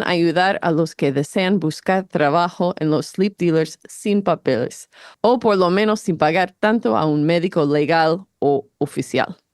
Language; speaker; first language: Spanish; non-native, fluent; English